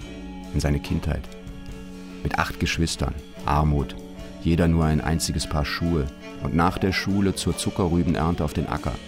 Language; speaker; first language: German; native; German